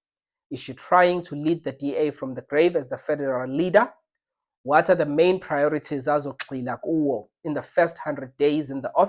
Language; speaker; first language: English; non-native, local second language; Zulu